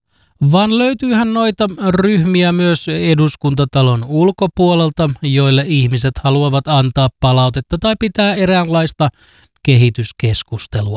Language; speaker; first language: Finnish; native; Finnish